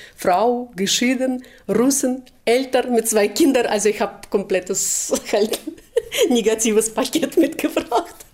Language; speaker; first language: German; non-native, fluent; Russian